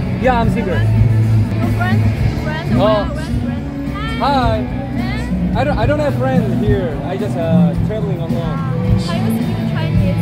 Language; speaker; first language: English; non-native, learner; Korean